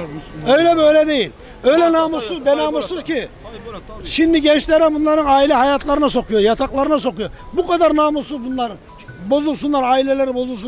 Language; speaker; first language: Turkish; native; Turkish